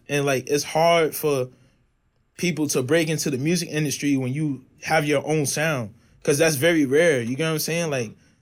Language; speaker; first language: English; native; English